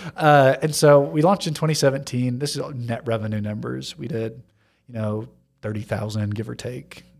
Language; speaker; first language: English; native; English